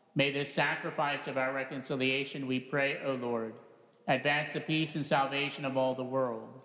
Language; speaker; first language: English; native; English